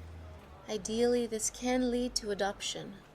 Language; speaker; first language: English; native; English